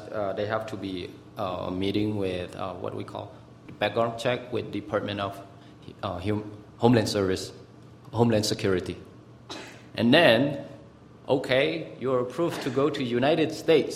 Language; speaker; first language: English; non-native, fluent; Burmese